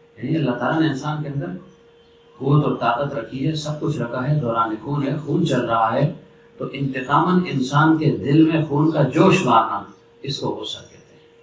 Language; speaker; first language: Urdu; non-native, local second language; Pashto